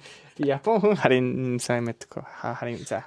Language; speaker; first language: Mongolian; non-native, learner; Japanese